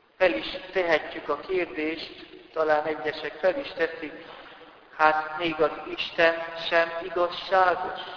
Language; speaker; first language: Hungarian; native; Hungarian